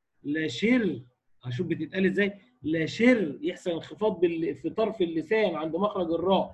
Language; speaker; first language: Arabic; native; Arabic